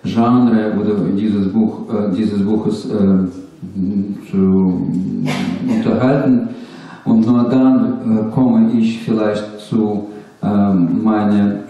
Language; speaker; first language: German; non-native, learner; Russian